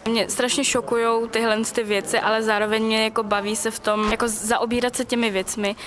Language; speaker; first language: Czech; native; Czech